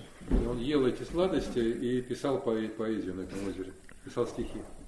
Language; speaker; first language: Russian; native; Russian